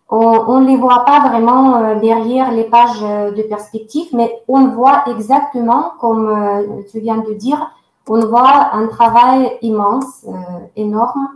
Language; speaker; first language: French; non-native, fluent; Russian